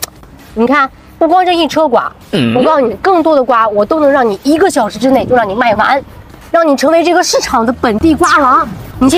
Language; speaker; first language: Chinese; native; Chinese